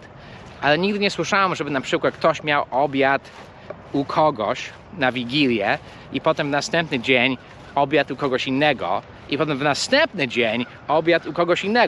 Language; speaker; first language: Polish; early bilingual, heritage; English